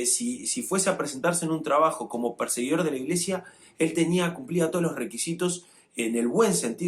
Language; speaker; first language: Spanish; native; Spanish